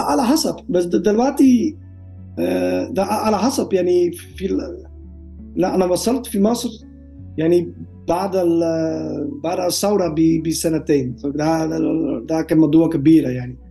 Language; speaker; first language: Arabic; non-native, learner; Dutch